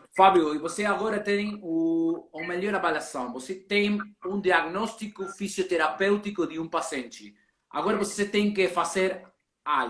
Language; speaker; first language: Portuguese; non-native, learner; Spanish